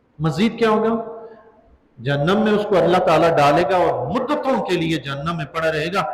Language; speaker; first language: Urdu; non-native, local second language; Northern Hindko